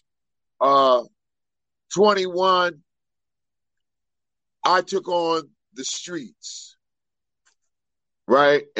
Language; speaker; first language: English; native; English